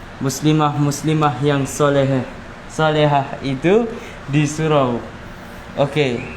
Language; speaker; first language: Malay; native; Malay